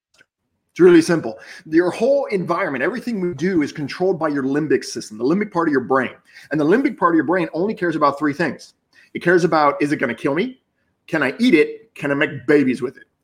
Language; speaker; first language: English; native; English